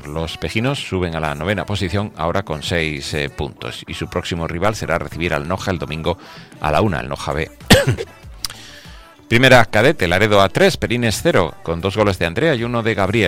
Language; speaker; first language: Spanish; native; Spanish